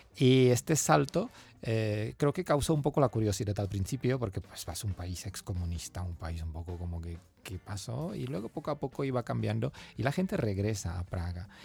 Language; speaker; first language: Spanish; non-native, fluent; Czech